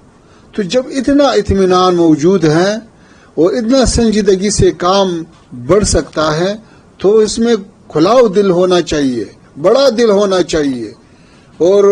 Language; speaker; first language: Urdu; non-native, fluent; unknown